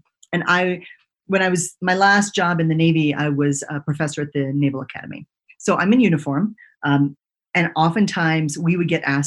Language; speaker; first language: English; native; English